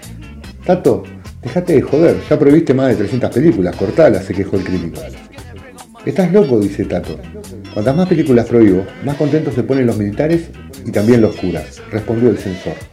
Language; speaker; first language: Spanish; native; Spanish